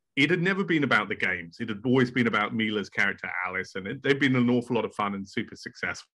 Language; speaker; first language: English; native; English